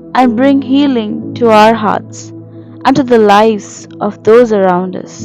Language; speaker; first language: English; non-native, local second language; Telugu